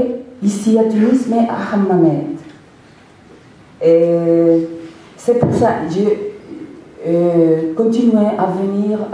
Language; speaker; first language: French; non-native, fluent; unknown